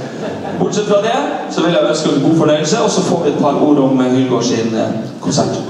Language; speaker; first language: Norwegian; native; Norwegian